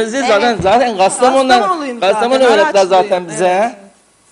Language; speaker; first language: Turkish; native; Turkish